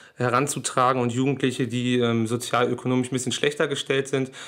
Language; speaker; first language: German; native; German